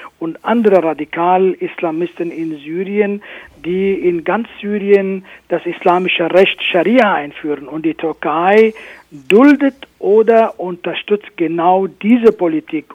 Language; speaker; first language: German; non-native, fluent; Kurdish